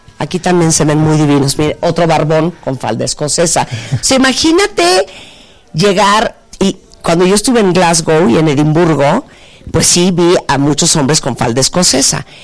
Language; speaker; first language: Spanish; native; Spanish